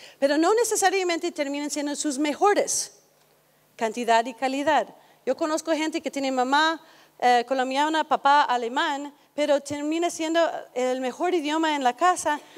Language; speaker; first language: Spanish; non-native, fluent; English